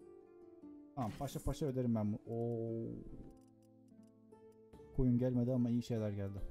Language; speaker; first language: Turkish; native; Turkish